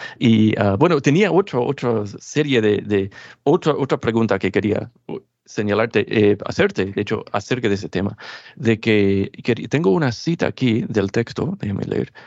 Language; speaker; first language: Spanish; non-native, fluent; English